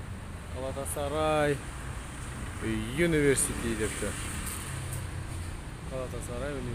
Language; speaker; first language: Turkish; non-native, learner; Kazakh